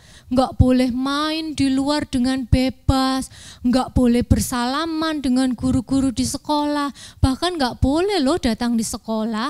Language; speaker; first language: Indonesian; native; Indonesian